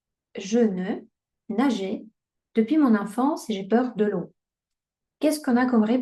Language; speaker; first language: French; non-native, fluent; Russian